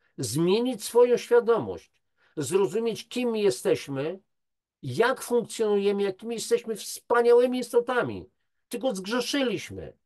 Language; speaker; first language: Polish; native; Polish